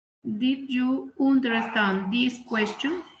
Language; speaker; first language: English; non-native, learner; Spanish